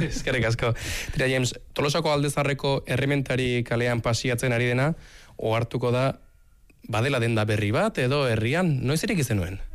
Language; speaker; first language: Basque; native; Basque